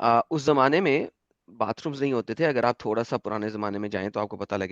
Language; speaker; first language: Hindi; native; Hindi